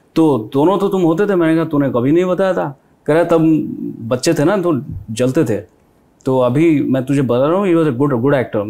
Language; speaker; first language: Hindi; non-native, local second language; Odia